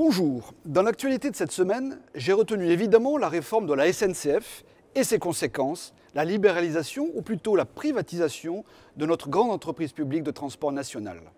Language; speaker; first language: French; native; French